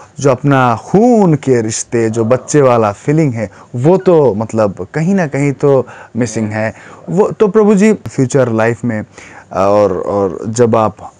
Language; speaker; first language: Hindi; non-native, fluent; Bangla